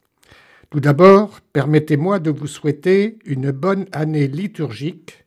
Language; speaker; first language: French; native; French